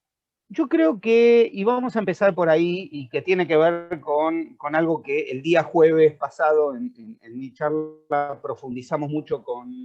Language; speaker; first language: Spanish; native; Spanish